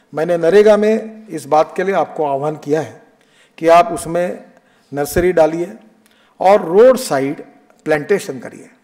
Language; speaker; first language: Hindi; non-native, local second language; Marathi